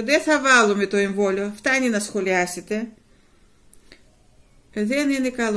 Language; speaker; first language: Greek; non-native, fluent; Russian